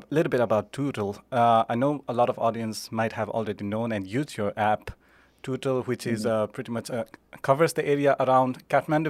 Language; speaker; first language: English; non-native, local second language; Nepali